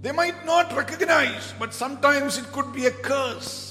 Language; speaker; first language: English; non-native, local second language; Malayalam